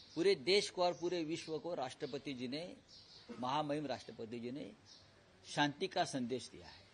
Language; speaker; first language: Hindi; non-native, local second language; Marathi